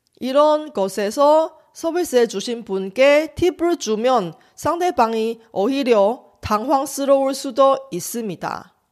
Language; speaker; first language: Korean; non-native, fluent; Chinese